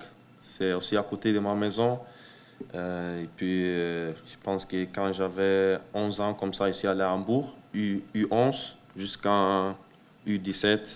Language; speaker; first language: French; early bilingual, heritage; French